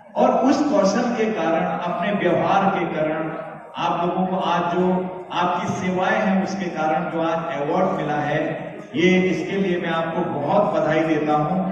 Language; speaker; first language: Hindi; native; Hindi